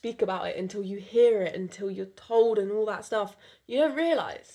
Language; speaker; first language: English; non-native, local second language; French